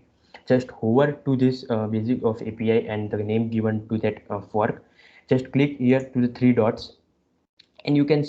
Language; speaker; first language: English; non-native, local second language; Gujarati